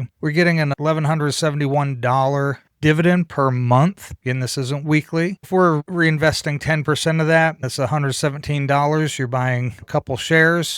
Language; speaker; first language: English; native; English